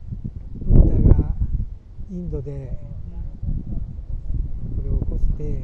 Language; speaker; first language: Japanese; native; Japanese